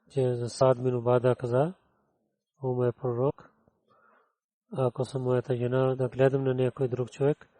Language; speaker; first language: Bulgarian; non-native, learner; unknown